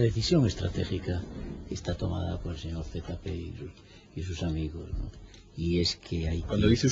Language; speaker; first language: Spanish; native; Spanish